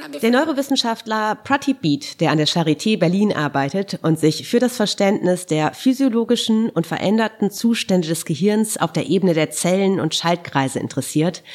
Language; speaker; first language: German; native; German